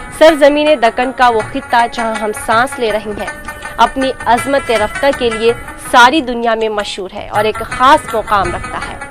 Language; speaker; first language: Urdu; native; Urdu